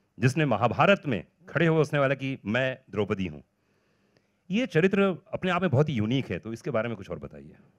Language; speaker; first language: Hindi; native; Hindi